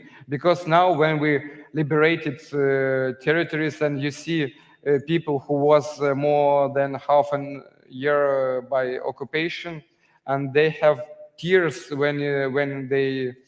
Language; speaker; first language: English; non-native, learner; Ukrainian